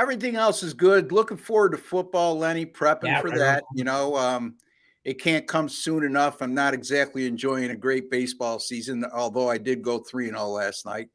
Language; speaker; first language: English; native; English